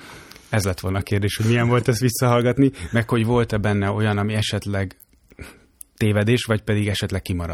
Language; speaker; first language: Hungarian; native; Hungarian